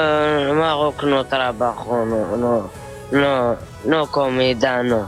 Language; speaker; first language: Spanish; non-native, learner; Arabic